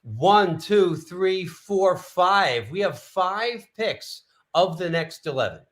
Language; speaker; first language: English; native; English